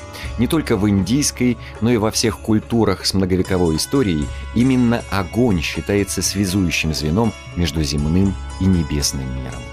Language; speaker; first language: Russian; native; Russian